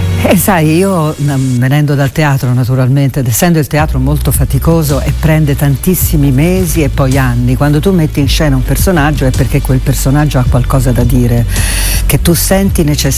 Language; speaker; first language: Italian; native; Italian